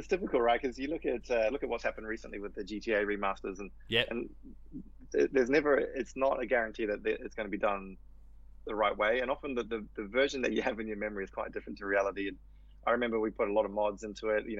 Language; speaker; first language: English; native; English